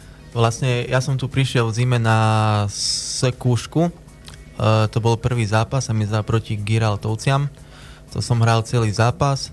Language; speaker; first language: Slovak; native; Slovak